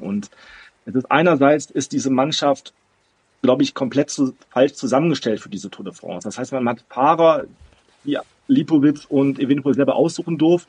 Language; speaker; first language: German; native; German